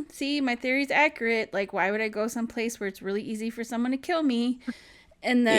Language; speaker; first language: English; native; English